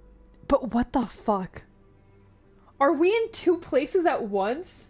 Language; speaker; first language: English; native; English